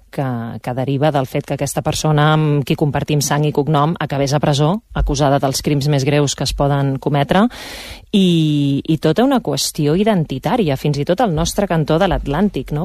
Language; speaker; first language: Catalan; native; Catalan